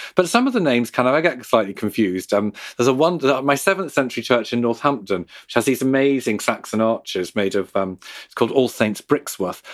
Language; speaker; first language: English; native; English